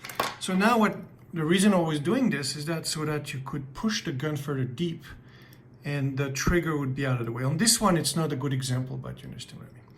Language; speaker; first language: English; native; English